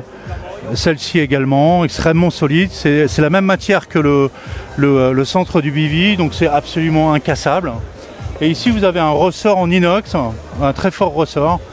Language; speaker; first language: French; native; French